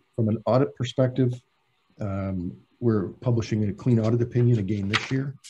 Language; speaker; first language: English; native; English